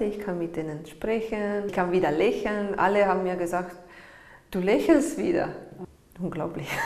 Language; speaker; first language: German; non-native, learner; Italian